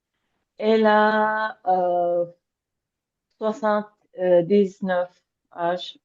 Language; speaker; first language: French; non-native, learner; Azerbaijani